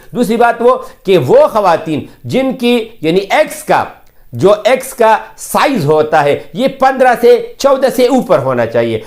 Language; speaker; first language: Urdu; non-native, local second language; Pashto